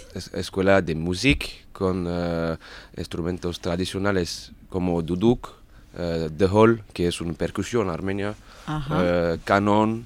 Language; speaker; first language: Spanish; non-native, learner; French